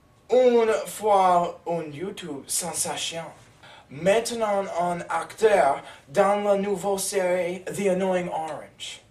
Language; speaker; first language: French; non-native, learner; English